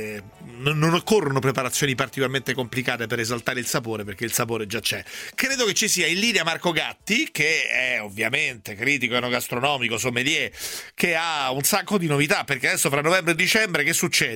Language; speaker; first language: Italian; native; Italian